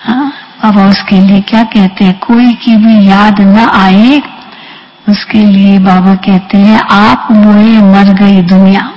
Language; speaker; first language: Hindi; native; Hindi